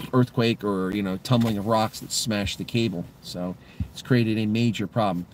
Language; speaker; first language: English; native; English